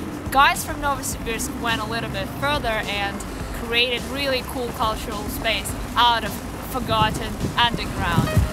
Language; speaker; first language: English; non-native, fluent; Russian